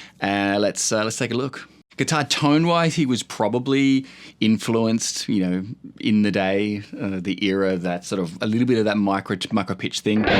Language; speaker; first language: English; native; English